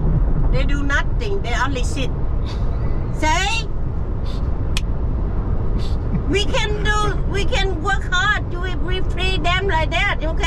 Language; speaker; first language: English; non-native, learner; Vietnamese